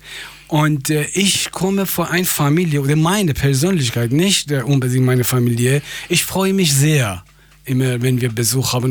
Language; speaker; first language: German; non-native, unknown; Persian